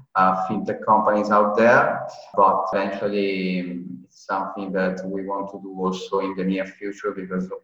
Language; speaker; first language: English; non-native, fluent; Italian